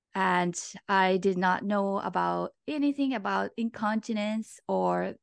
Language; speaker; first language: English; non-native, fluent; Japanese